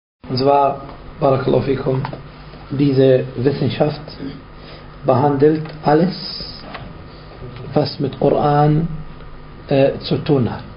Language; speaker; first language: German; non-native, fluent; Arabic